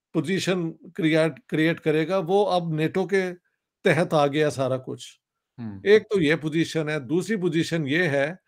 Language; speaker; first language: Urdu; non-native, local second language; Punjabi